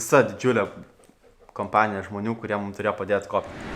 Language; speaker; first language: Lithuanian; native; Lithuanian